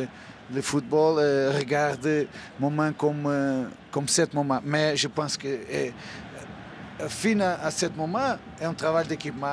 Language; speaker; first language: French; non-native, learner; Portuguese